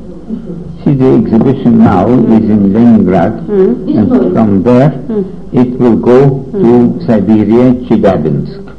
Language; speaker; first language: English; non-native, fluent; Russian